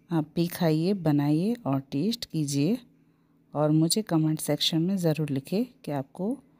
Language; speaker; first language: Hindi; non-native, local second language; Gujarati